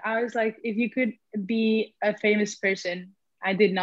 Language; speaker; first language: English; non-native, fluent; Spanish